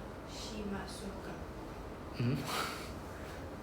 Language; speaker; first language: Japanese; non-native, learner; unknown